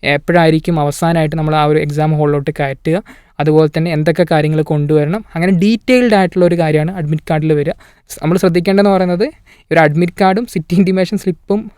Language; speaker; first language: Malayalam; native; Malayalam